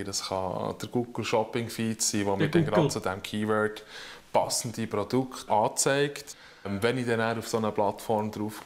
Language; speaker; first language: German; native; German